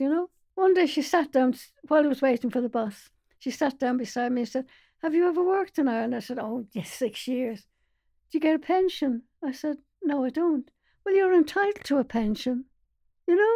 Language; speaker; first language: English; native; English